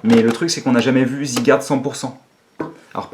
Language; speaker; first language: French; native; French